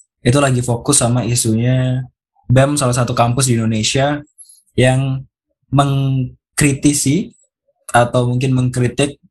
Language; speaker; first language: Indonesian; native; Indonesian